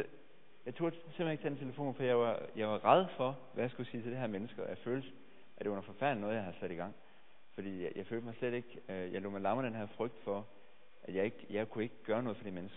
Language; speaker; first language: Danish; native; Danish